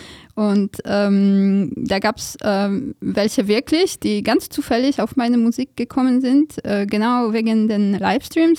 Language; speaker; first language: German; non-native, fluent; Polish